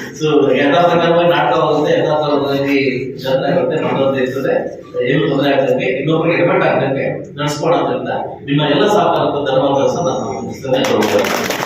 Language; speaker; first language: Kannada; native; Kannada